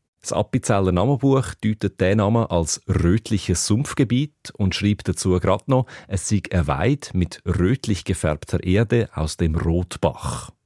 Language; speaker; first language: German; native; German